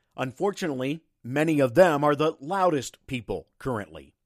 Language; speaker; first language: English; native; English